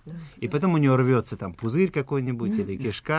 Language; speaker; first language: Russian; native; Russian